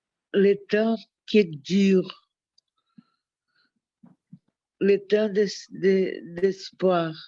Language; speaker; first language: French; non-native, learner; Portuguese